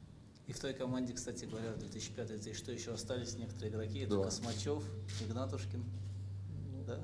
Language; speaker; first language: Russian; native; Russian